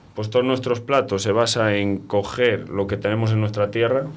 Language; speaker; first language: Spanish; native; Spanish